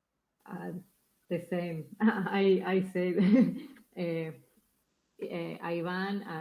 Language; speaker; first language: English; non-native, learner; Spanish